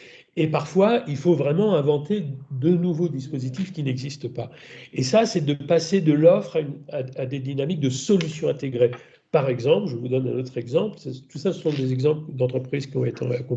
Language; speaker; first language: French; native; French